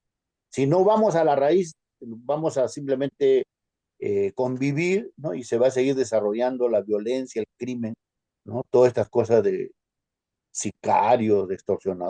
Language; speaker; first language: Spanish; native; Spanish